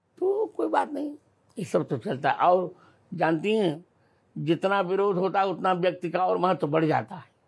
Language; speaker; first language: Hindi; native; Hindi